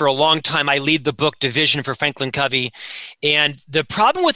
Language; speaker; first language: English; native; English